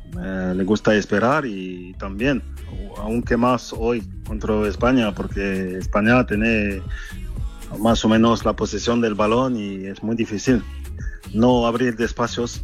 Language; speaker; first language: Spanish; non-native, fluent; French